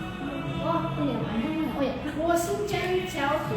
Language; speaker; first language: Chinese; non-native, learner; Indonesian